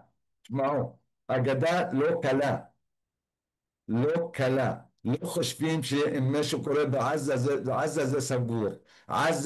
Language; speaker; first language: Hebrew; non-native, local second language; Arabic